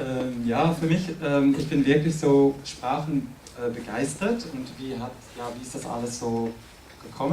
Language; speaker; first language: German; non-native, fluent; French